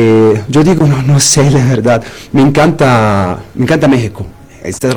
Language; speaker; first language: Spanish; non-native, learner; Arabic